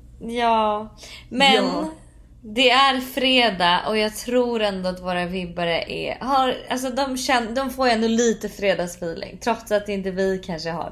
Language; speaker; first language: Swedish; native; Swedish